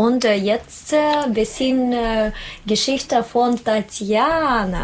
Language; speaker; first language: German; non-native, learner; Russian